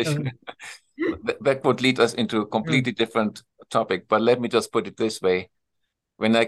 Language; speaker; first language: English; non-native, fluent; German